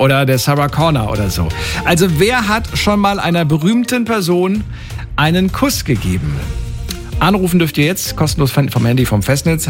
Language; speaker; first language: German; native; German